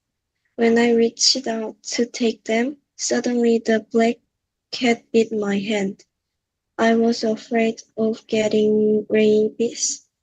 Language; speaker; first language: English; non-native, learner; Korean